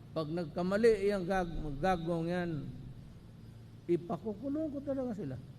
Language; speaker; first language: Filipino; non-native, local second language; Cebuano